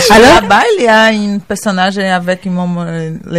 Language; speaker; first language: French; non-native, learner; Portuguese